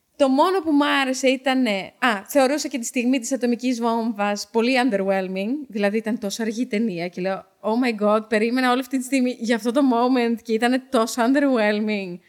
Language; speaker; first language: Greek; early bilingual, heritage; Dutch